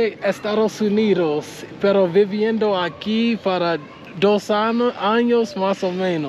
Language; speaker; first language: Spanish; non-native, learner; English